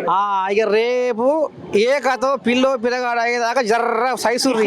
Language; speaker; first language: Telugu; native; Telugu